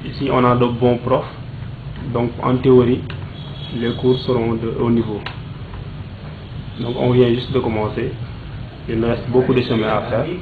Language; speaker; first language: French; non-native, local second language; Wolof